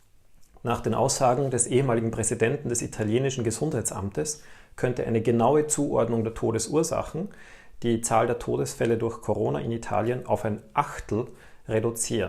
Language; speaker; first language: German; native; German